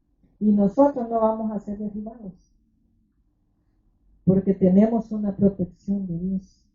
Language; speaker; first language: Spanish; native; Spanish